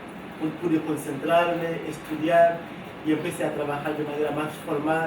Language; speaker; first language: Spanish; non-native, fluent; Haitian Creole